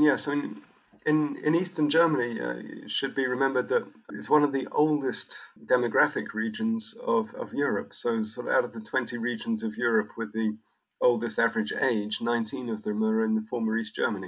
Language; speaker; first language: English; native; English